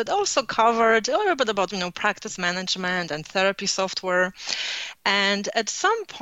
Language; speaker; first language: English; non-native, fluent; Polish